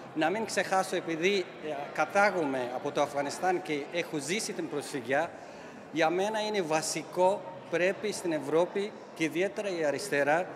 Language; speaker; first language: Greek; non-native, fluent; Persian